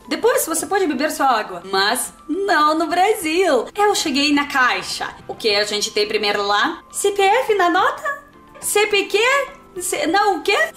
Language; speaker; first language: Portuguese; non-native, learner; Russian